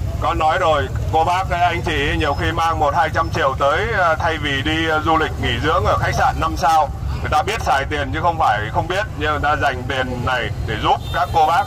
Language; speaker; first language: Vietnamese; native; Vietnamese